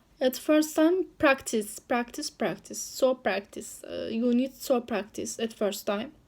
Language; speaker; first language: English; non-native, learner; Turkish